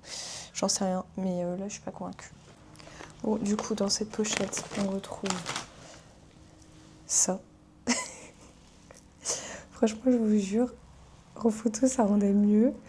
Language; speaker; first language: French; native; French